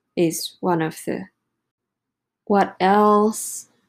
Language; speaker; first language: English; non-native, fluent; Japanese